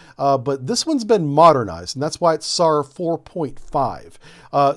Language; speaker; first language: English; native; English